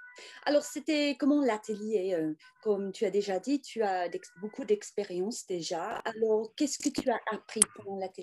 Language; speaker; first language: French; non-native, fluent; English